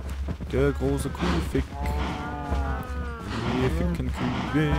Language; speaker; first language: German; native; German